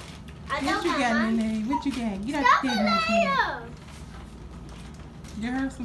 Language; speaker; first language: English; native; English